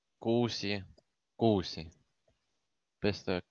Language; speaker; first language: Finnish; non-native, learner; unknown